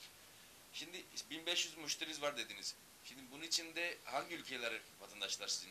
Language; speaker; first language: Turkish; non-native, learner; Urdu